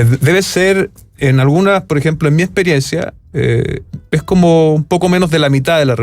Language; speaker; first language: Spanish; native; Spanish